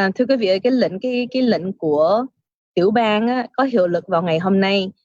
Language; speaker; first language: Vietnamese; early bilingual, heritage; Vietnamese